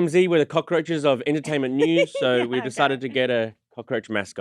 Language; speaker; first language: English; native; English